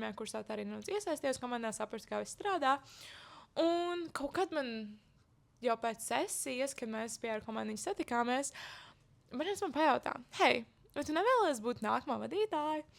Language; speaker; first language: Latvian; native; Latvian